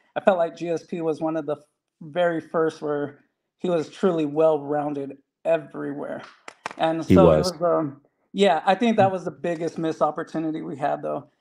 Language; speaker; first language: English; native; English